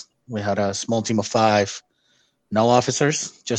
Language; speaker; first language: English; non-native, fluent; Spanish